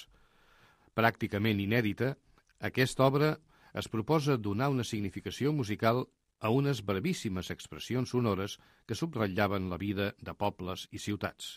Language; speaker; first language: Catalan; native; Catalan